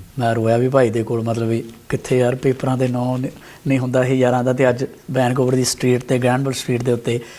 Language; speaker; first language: Punjabi; native; Punjabi